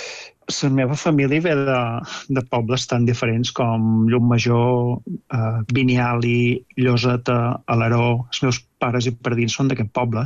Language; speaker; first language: Catalan; native; Catalan